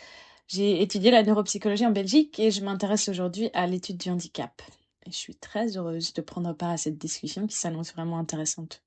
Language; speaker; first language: French; native; French